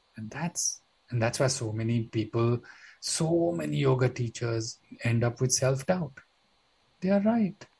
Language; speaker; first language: English; non-native, local second language; Marathi